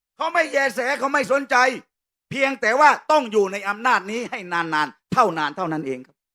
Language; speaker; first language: Thai; native; Thai